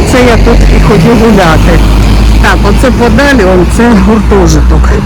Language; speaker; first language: Ukrainian; non-native, local second language; Russian